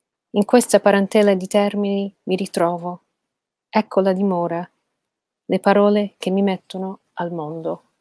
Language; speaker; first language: Italian; non-native, fluent; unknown